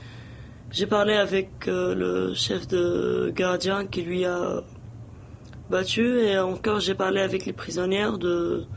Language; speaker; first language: French; non-native, local second language; Arabic